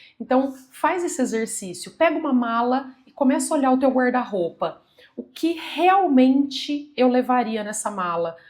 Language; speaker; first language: Portuguese; native; Portuguese